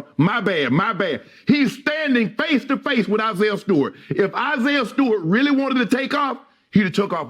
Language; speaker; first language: English; native; English